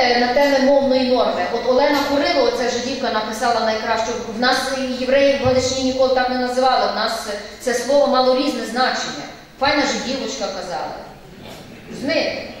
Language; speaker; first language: Ukrainian; native; Ukrainian